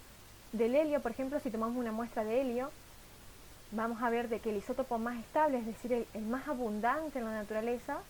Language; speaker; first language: Spanish; native; Spanish